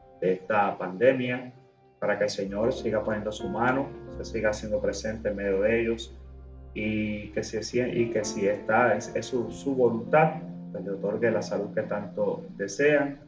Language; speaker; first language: Spanish; native; Spanish